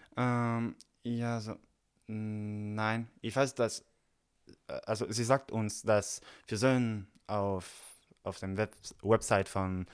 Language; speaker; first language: German; non-native, fluent; French